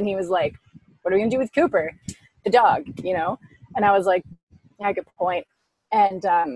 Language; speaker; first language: English; native; English